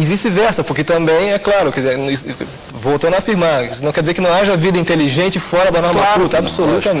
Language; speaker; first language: Portuguese; native; Portuguese